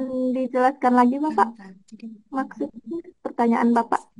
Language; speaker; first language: Indonesian; native; Indonesian